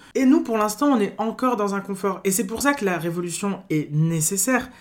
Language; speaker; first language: French; native; French